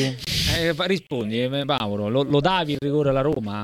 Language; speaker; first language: Italian; native; Italian